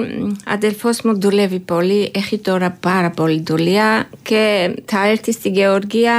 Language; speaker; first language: Greek; non-native, learner; Georgian